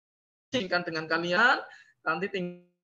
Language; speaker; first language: Indonesian; native; Indonesian